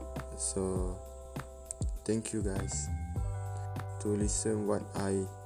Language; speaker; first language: English; non-native, learner; Malay